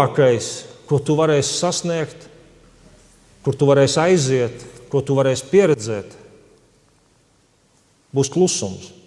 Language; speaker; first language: Latvian; native; Latvian